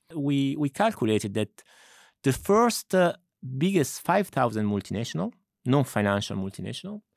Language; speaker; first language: English; non-native, fluent; Italian